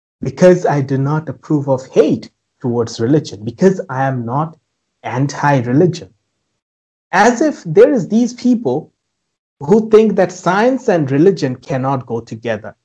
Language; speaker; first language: English; non-native, local second language; Bangla